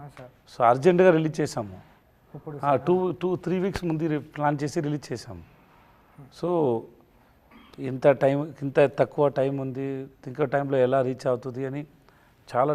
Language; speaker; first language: Telugu; non-native, learner; Tamil